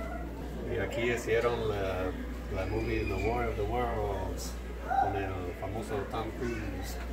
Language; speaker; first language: Spanish; non-native, learner; English